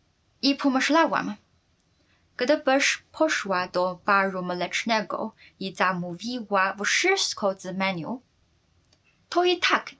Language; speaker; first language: Polish; non-native, fluent; Chinese